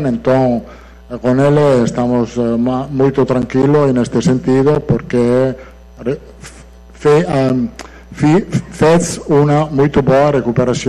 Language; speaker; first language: Portuguese; non-native, fluent; Italian